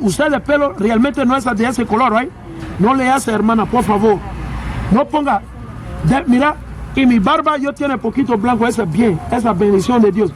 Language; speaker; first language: Spanish; non-native, learner; English